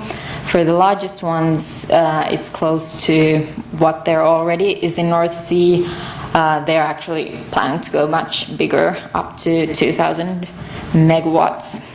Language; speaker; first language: English; non-native, fluent; Finnish